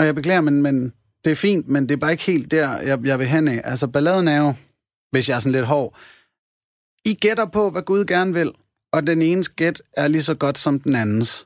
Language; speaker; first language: Danish; native; Danish